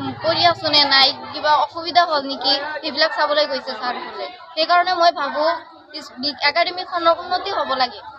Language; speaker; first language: Assamese; non-native, local second language; Bangla